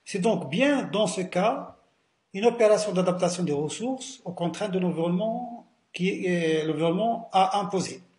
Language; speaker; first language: French; non-native, local second language; Arabic